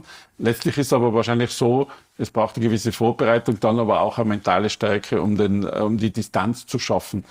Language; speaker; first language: German; native; German